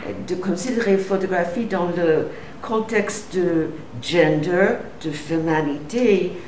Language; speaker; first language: French; non-native, fluent; English